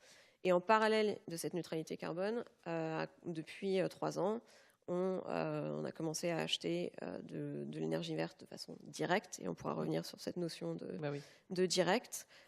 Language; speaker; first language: French; native; French